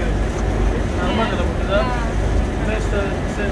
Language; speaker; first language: Russian; non-native, learner; Tajik